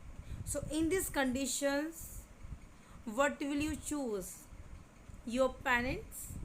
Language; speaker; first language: English; non-native, local second language; Hindi